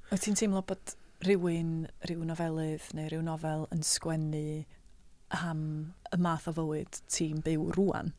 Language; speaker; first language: Welsh; native; Welsh